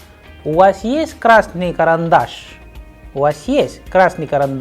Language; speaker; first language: Russian; non-native, fluent; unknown